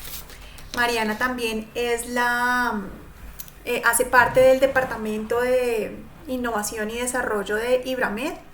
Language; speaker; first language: Spanish; native; Spanish